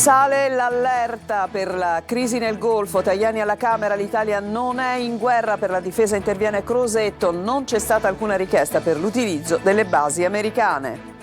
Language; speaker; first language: Italian; native; Italian